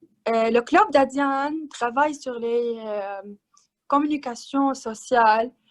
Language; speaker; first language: French; non-native, learner; Arabic